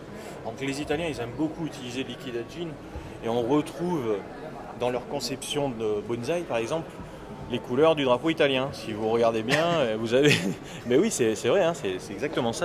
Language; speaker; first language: French; native; French